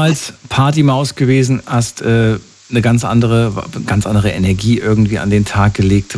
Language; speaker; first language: German; native; German